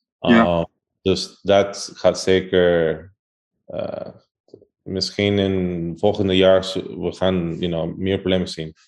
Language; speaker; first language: Dutch; non-native, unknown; Spanish